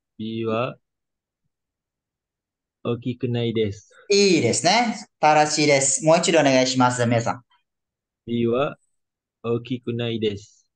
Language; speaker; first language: Japanese; non-native, fluent; Malay